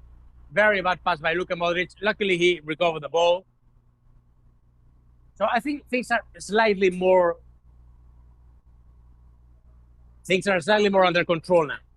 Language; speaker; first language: English; non-native, fluent; Spanish